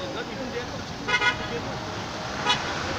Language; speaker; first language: English; native; English